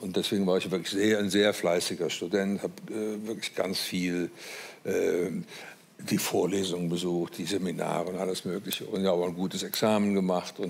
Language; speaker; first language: German; native; German